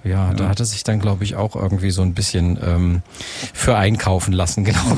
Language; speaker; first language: German; native; German